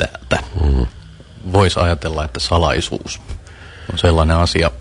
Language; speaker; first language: Finnish; native; Finnish